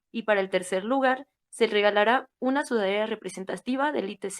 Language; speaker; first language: Spanish; native; Spanish